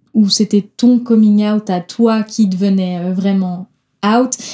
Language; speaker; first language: French; non-native, fluent; Danish